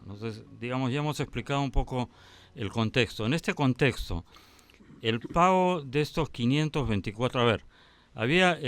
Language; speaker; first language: Spanish; native; Spanish